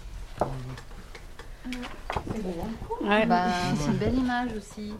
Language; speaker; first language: French; native; French